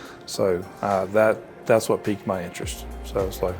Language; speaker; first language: English; native; English